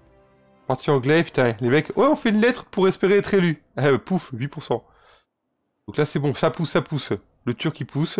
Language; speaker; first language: French; native; French